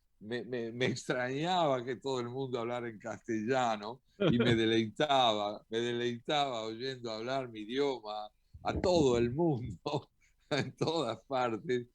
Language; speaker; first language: Spanish; early bilingual, heritage; Spanish